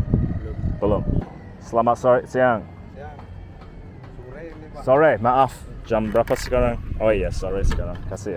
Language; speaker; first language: Indonesian; non-native, learner; English